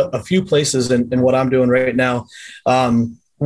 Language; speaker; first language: English; native; English